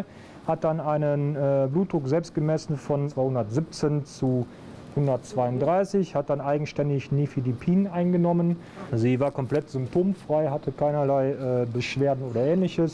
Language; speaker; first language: German; native; German